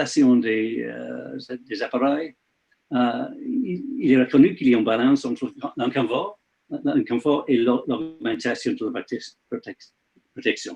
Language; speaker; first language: French; non-native, learner; English